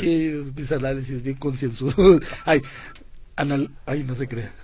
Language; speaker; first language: Spanish; native; Spanish